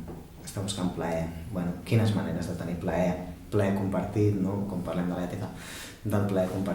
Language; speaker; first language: Catalan; native; Catalan